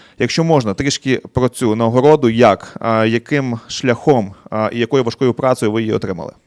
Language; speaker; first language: Ukrainian; native; Ukrainian